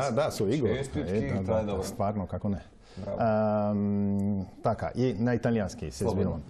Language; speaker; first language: Macedonian; non-native, local second language; Italian